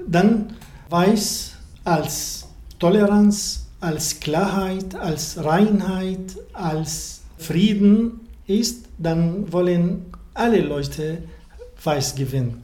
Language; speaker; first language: German; non-native, learner; Arabic